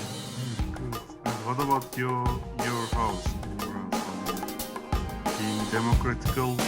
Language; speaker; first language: English; non-native, learner; Turkish